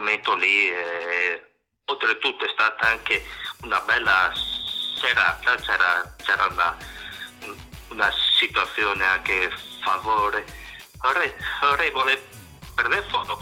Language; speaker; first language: Italian; native; Italian